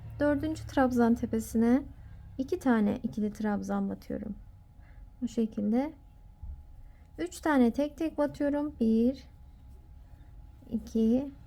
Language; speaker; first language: Turkish; native; Turkish